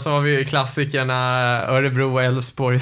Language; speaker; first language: Swedish; native; Swedish